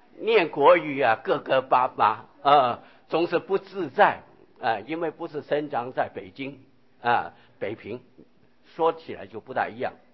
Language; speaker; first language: Chinese; non-native, local second language; Hakka Chinese